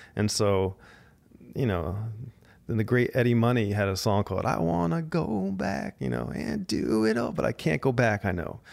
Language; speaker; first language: English; native; English